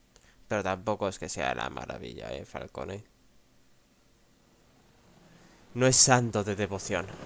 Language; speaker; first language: Spanish; native; Spanish